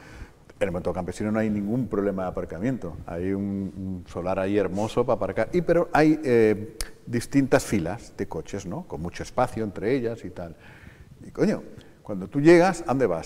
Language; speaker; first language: Spanish; native; Spanish